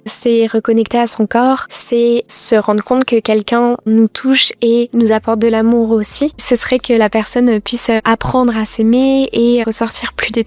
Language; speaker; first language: French; native; French